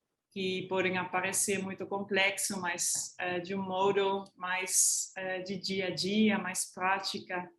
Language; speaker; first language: Portuguese; non-native, fluent; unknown